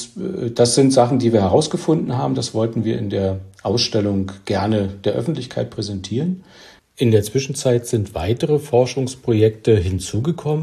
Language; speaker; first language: German; native; German